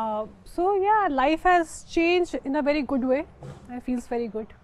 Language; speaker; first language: Telugu; non-native, fluent; Hindi